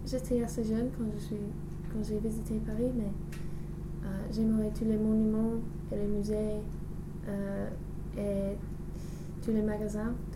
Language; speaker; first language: French; non-native, learner; English